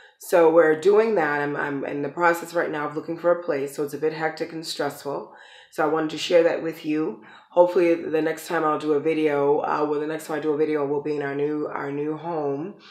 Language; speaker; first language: English; native; English